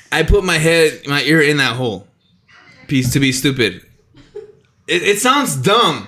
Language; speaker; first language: English; early bilingual, other home language; Spanish